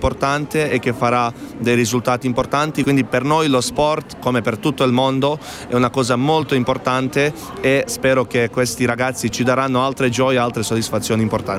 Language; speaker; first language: Italian; non-native, fluent; Bosnian